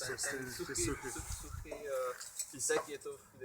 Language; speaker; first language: Czech; non-native, learner; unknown